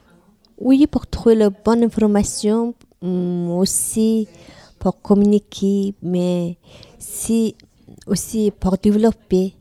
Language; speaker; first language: French; non-native, learner; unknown